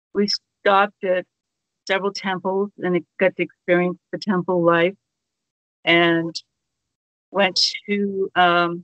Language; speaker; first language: English; native; English